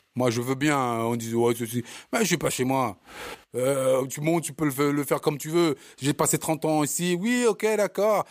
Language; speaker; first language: French; early bilingual, other home language; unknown